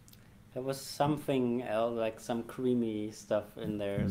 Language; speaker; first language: English; non-native, fluent; German